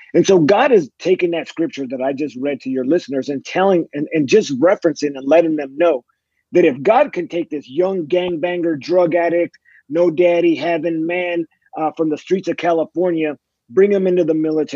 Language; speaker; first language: English; native; English